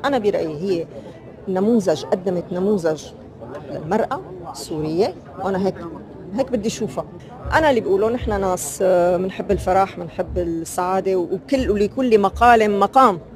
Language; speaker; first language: Arabic; native; Arabic